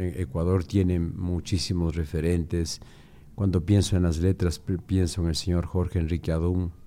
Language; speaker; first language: Spanish; native; Spanish